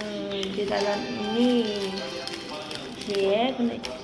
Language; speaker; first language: Malay; native; Malay